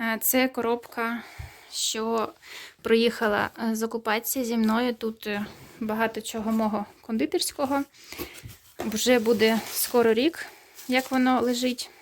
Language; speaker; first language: Ukrainian; native; Ukrainian